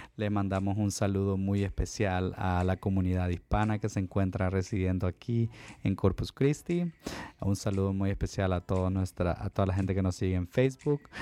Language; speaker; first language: English; non-native, fluent; Spanish